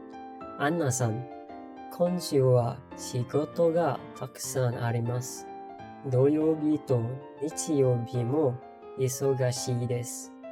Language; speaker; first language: Japanese; non-native, learner; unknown